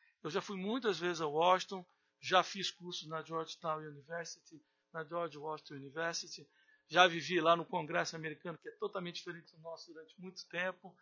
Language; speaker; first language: Portuguese; native; Portuguese